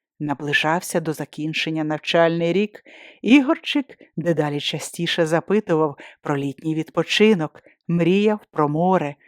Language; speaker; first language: Ukrainian; native; Ukrainian